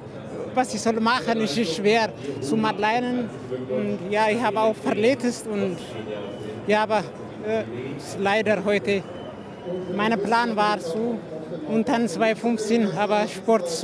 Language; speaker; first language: German; non-native, learner; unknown